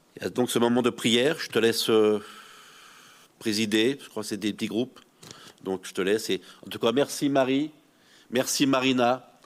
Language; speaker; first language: French; native; French